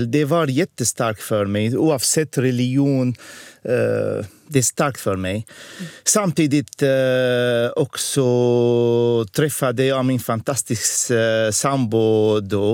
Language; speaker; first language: Swedish; non-native, fluent; Arabic